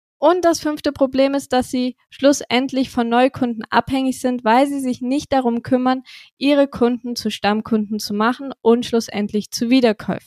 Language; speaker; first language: German; native; German